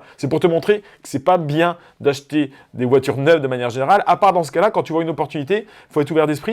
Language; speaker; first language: French; native; French